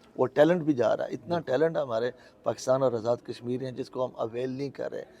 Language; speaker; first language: Urdu; non-native, local second language; Pahari-Potwari